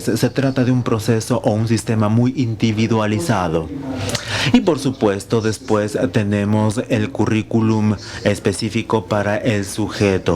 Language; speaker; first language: Spanish; non-native, fluent; Finnish